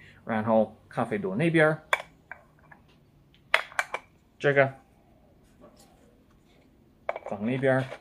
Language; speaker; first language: Chinese; non-native, learner; English